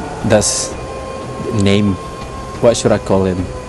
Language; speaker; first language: English; non-native, fluent; Indonesian